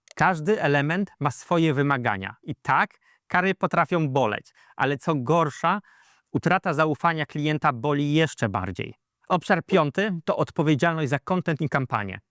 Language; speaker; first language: Polish; native; Polish